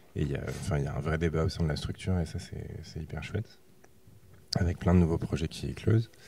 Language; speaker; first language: French; native; French